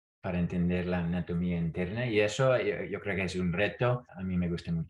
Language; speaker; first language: Spanish; non-native, fluent; English